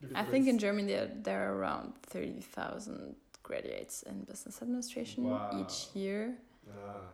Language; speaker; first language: English; non-native, fluent; German